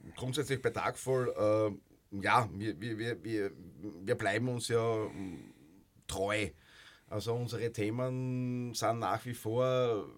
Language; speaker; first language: German; native; German